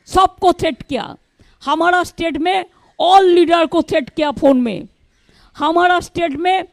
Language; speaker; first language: Hindi; non-native, local second language; Bangla